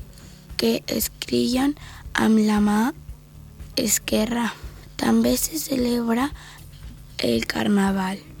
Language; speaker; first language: Catalan; early bilingual, other home language; Spanish